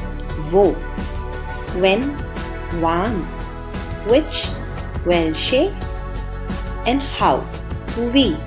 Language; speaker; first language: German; non-native, fluent; Hindi